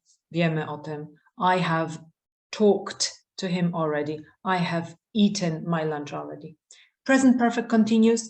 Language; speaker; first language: English; non-native, fluent; Polish